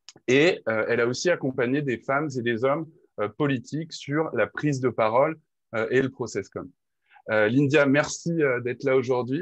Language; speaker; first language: French; native; French